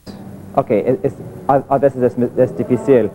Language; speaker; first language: Spanish; non-native, learner; English